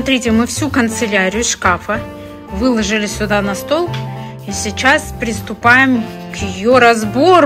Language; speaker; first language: Russian; native; Russian